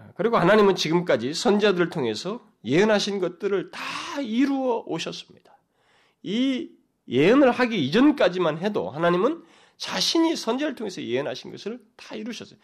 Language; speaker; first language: Korean; native; Korean